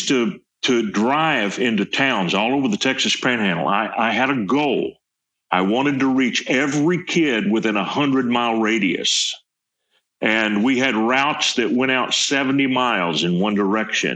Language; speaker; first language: English; native; English